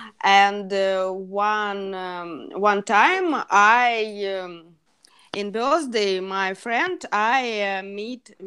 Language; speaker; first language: English; non-native, learner; Russian